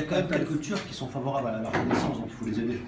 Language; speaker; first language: French; native; French